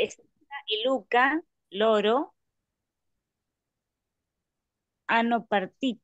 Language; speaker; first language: Italian; non-native, learner; Spanish